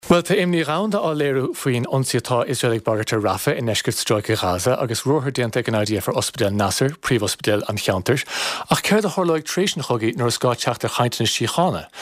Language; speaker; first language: Irish; native; Irish